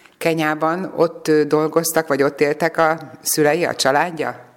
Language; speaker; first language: Hungarian; native; Hungarian